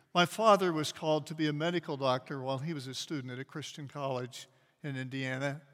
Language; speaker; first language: English; native; English